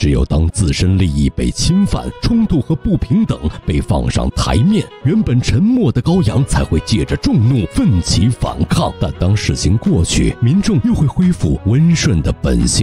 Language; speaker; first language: Chinese; native; Chinese